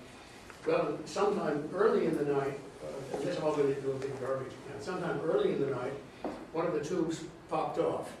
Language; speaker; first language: English; native; English